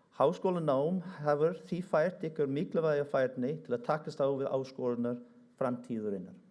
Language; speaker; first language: Icelandic; non-native, fluent; English